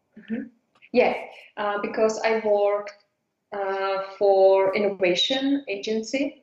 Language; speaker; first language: English; non-native, fluent; Czech